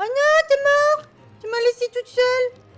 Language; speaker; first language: French; native; French